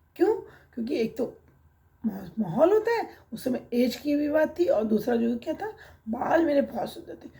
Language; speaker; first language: Hindi; native; Hindi